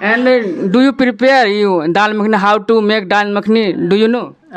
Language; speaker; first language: English; non-native, learner; Hindi